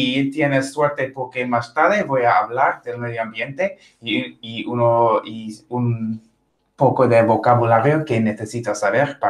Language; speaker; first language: Spanish; non-native, fluent; English